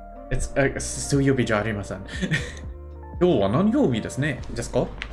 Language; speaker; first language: Japanese; non-native, fluent; English